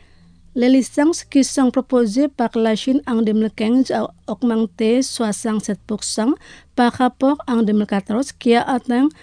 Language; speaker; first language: French; non-native, fluent; Indonesian